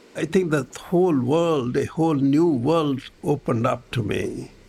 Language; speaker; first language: English; non-native, local second language; Punjabi